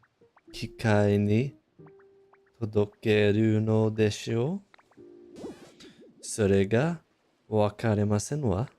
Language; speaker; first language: Japanese; non-native, fluent; English